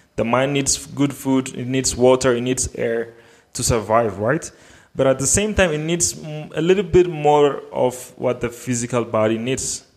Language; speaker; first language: English; non-native, fluent; Amharic